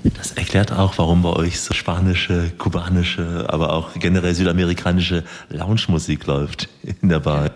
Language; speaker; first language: German; native; German